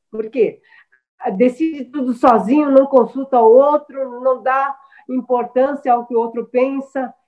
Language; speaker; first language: Portuguese; early bilingual, other home language; Chinese